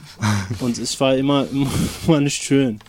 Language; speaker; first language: German; non-native, learner; Arabic